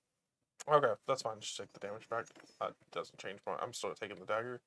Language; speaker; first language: English; native; English